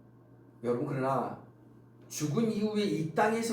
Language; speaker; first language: Korean; native; Korean